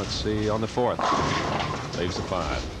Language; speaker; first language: English; native; English